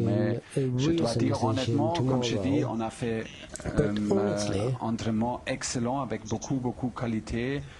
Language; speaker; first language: French; non-native, fluent; German